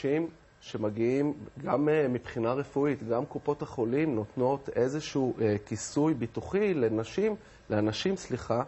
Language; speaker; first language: Hebrew; native; Hebrew